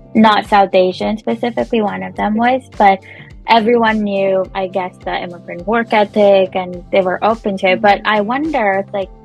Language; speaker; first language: English; non-native, local second language; Punjabi